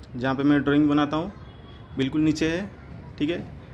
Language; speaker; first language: Hindi; non-native, local second language; Odia